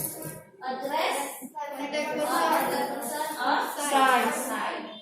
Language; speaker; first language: English; non-native, learner; Indonesian